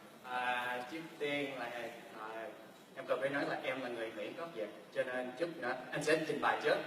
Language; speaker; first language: Vietnamese; early bilingual, heritage; Vietnamese